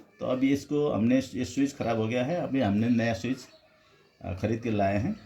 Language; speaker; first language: Hindi; non-native, fluent; Nepali